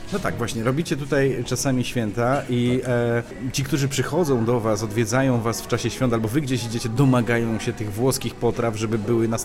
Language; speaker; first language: Polish; native; Polish